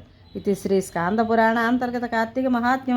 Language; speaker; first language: Telugu; native; Telugu